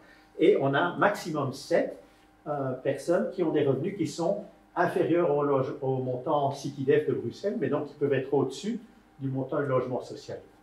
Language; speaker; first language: French; native; French